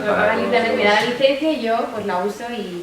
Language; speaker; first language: Spanish; native; Spanish